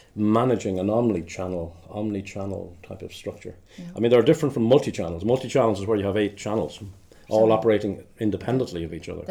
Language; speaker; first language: English; native; English